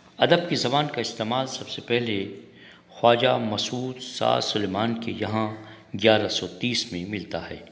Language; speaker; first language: Urdu; native; Urdu